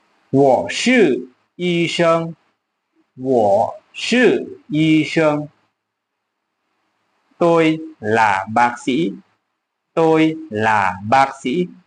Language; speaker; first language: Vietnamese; non-native, learner; Lao